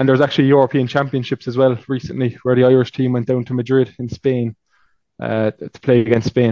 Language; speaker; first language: English; native; English